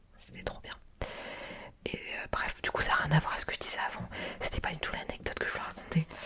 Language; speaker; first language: French; early bilingual, other home language; Vietnamese